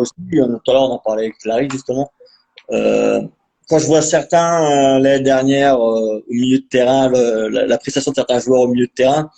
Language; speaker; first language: French; native; French